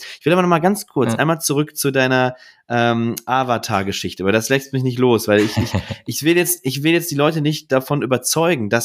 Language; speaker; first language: German; native; German